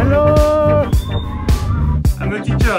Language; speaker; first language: English; non-native, learner; French